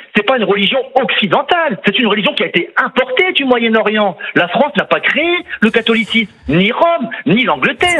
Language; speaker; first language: French; native; French